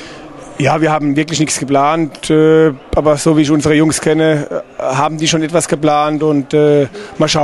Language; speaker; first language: German; native; German